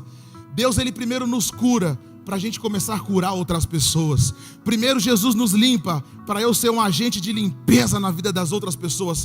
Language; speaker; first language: Portuguese; native; Portuguese